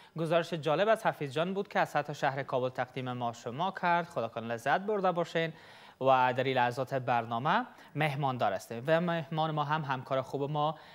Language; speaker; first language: Persian; native; Persian